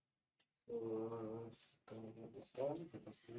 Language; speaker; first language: English; non-native, learner; Thai